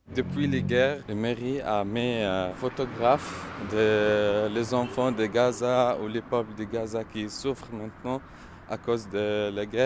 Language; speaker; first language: French; non-native, fluent; Arabic